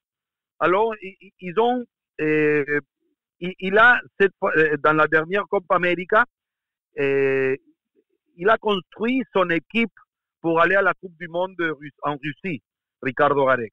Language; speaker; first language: French; non-native, fluent; Spanish